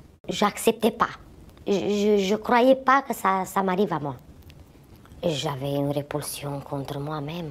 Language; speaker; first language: French; non-native, fluent; Romanian